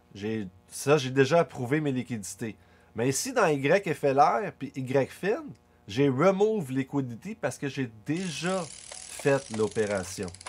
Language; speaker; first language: French; native; French